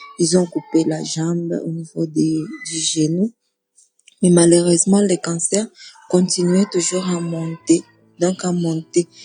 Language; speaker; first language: French; non-native, local second language; Swahili